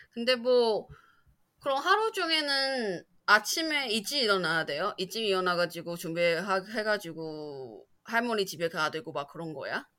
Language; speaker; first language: Korean; non-native, fluent; Chinese